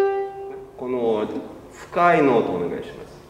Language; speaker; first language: Japanese; non-native, learner; Russian